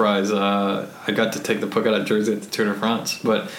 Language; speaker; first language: English; native; English